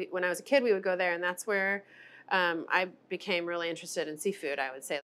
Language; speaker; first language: English; native; English